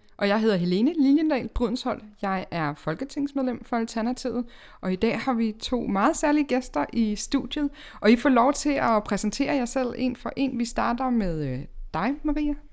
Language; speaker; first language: Danish; native; Danish